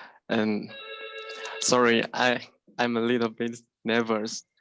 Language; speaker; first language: English; non-native, learner; Chinese